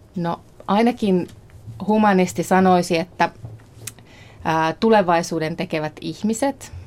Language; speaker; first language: Finnish; native; Finnish